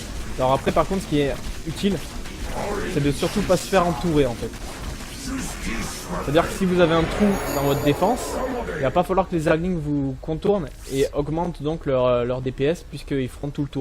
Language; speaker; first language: French; native; French